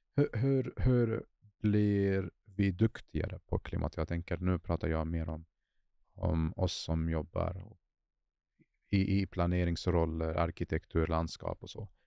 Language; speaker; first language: Swedish; non-native, fluent; Arabic